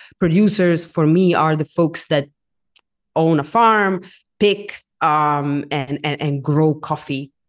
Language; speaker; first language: English; non-native, fluent; Italian